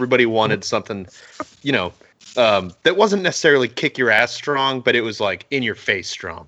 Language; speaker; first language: English; native; English